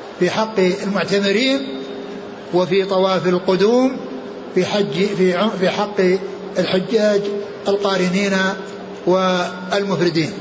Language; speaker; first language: Arabic; native; Arabic